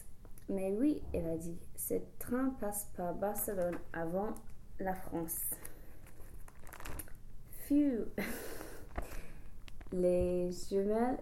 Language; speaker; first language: French; non-native, learner; English